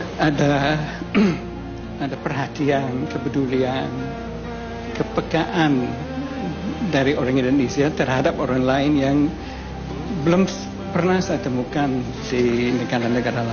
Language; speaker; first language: Indonesian; non-native, fluent; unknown